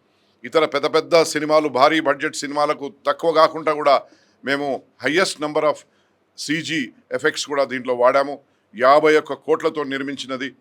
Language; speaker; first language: Telugu; native; Telugu